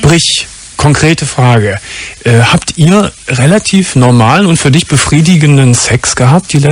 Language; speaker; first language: German; native; German